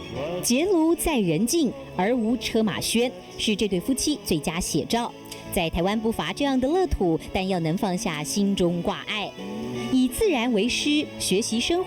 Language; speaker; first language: Chinese; native; Chinese